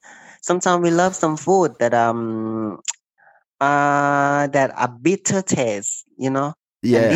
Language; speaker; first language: English; non-native, learner; Thai